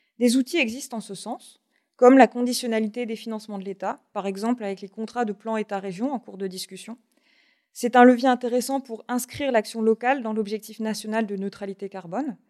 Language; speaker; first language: French; native; French